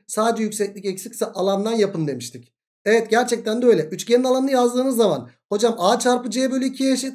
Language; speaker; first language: Turkish; native; Turkish